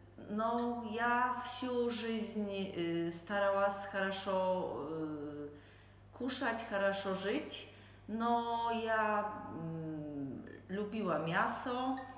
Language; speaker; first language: Russian; non-native, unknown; Polish